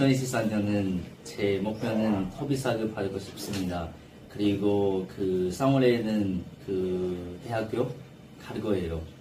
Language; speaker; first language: Korean; non-native, learner; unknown